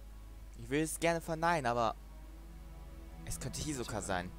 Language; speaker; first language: German; native; German